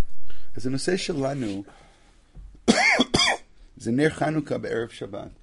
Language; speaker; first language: Hebrew; non-native, fluent; English